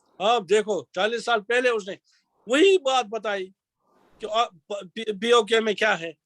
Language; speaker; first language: Urdu; non-native, local second language; Kashmiri